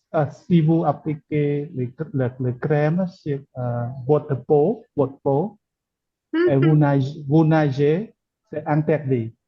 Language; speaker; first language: French; non-native, learner; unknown